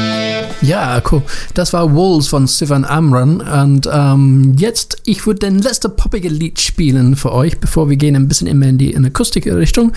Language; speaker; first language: German; non-native, learner; English